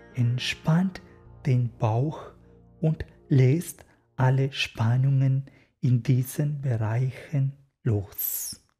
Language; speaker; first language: German; non-native, learner; Malayalam